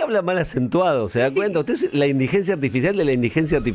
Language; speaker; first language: Spanish; native; Spanish